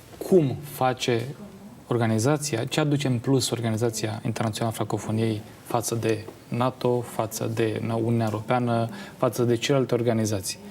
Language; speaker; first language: Romanian; native; Romanian